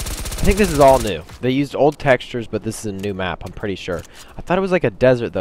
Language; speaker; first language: English; native; English